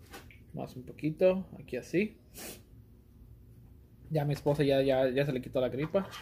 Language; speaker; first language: Spanish; early bilingual, heritage; Spanish